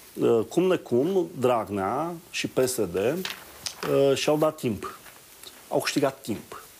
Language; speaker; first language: Romanian; native; Romanian